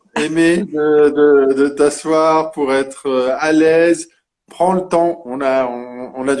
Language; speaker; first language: French; native; French